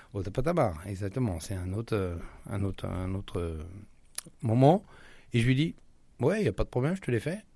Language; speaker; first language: French; native; French